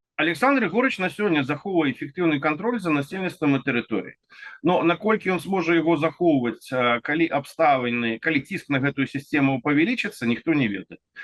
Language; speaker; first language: Belarusian; non-native, local second language; Russian